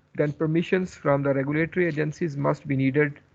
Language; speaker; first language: English; non-native, local second language; Urdu